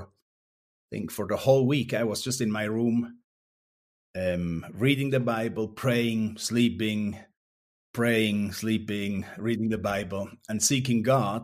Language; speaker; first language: English; non-native, fluent; Swiss German